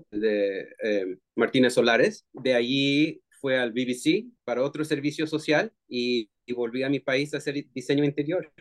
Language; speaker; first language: Spanish; early bilingual, heritage; Spanish